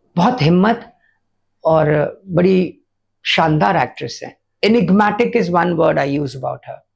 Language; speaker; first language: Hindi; native; Hindi